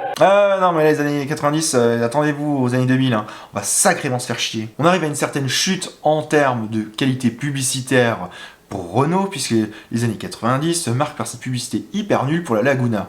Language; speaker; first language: French; native; French